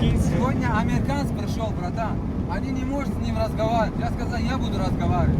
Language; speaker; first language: Russian; non-native, local second language; Uzbek